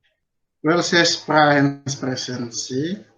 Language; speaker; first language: German; non-native, learner; Indonesian